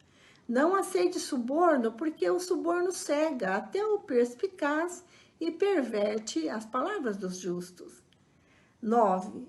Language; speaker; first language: Portuguese; native; Portuguese